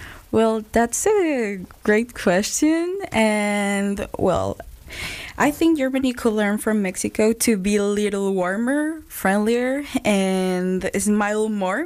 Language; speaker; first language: English; non-native, fluent; Spanish